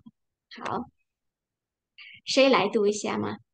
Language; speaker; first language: Chinese; non-native, fluent; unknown